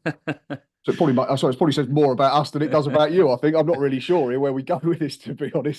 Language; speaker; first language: English; native; English